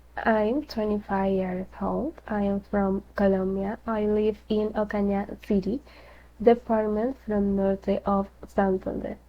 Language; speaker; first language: English; non-native, learner; Spanish